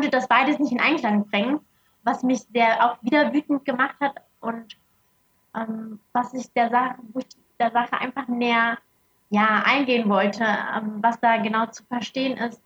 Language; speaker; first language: German; early bilingual, other home language; Arabic